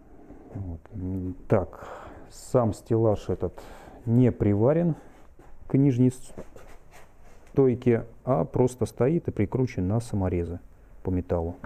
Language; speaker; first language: Russian; native; Russian